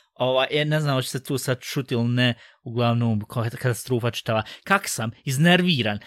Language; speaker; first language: Bosnian; early bilingual, heritage; Bosnian